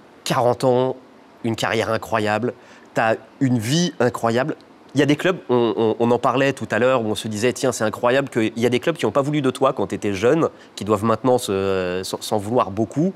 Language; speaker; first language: French; native; French